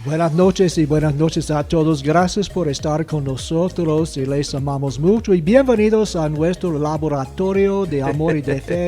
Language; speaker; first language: Spanish; non-native, fluent; English